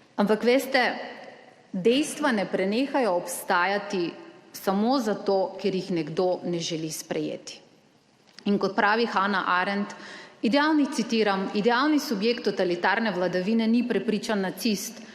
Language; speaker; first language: Slovenian; early bilingual, other home language; Macedonian